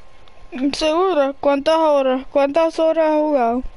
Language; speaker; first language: Spanish; early bilingual, heritage; English